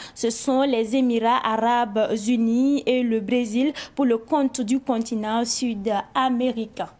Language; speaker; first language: French; non-native, local second language; Mossi